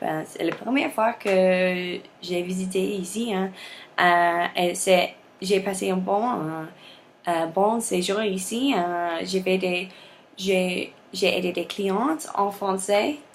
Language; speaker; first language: French; non-native, learner; English